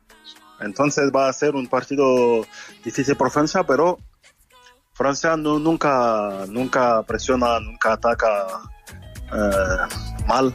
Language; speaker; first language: Spanish; non-native, fluent; French